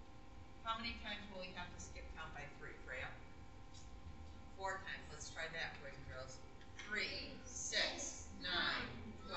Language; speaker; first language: English; native; English